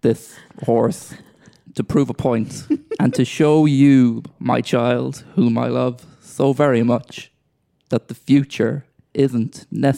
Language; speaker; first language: English; native; English